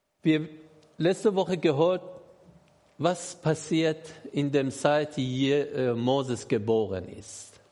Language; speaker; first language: German; non-native, learner; Persian